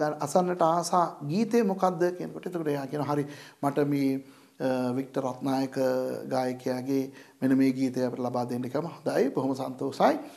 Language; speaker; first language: Sinhala; non-native, local second language; Tamil